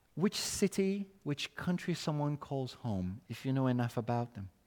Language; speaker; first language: English; non-native, fluent; Portuguese